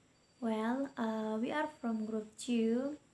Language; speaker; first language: English; non-native, learner; Indonesian